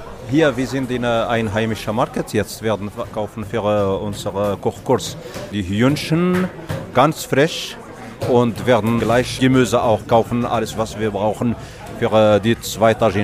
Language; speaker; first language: German; non-native, learner; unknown